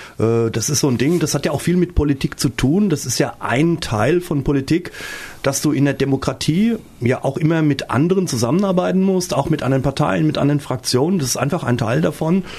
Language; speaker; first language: German; native; German